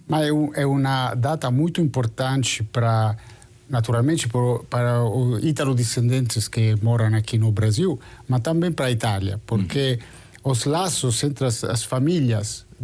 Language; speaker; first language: Portuguese; non-native, fluent; Italian